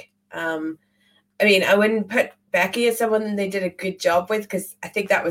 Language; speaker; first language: English; native; English